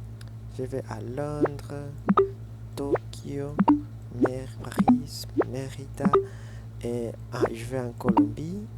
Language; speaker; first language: French; non-native, fluent; Spanish